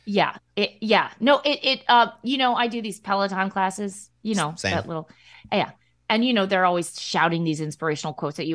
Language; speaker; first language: English; native; English